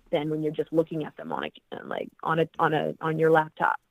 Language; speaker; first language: English; native; English